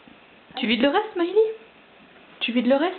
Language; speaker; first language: French; native; French